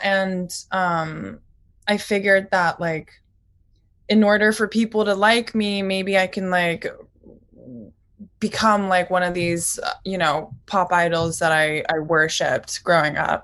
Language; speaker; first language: English; early bilingual, other home language; Japanese